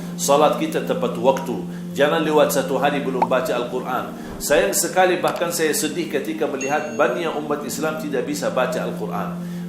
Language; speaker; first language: Malay; non-native, fluent; Arabic